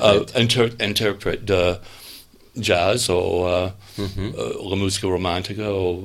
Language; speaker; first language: Catalan; non-native, learner; English